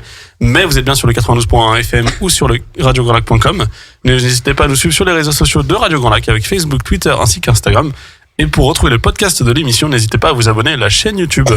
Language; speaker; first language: French; native; French